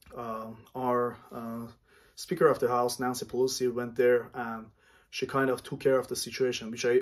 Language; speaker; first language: English; non-native, fluent; Armenian